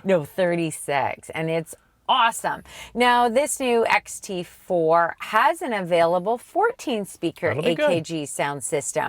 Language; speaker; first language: English; native; English